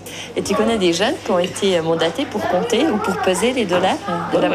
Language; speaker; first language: French; native; French